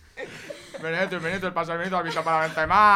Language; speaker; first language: Spanish; native; Spanish